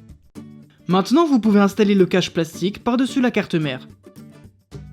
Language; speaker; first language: French; native; French